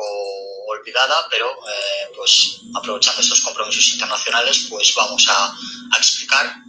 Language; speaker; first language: Spanish; native; Spanish